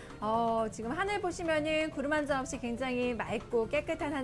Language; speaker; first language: Korean; native; Korean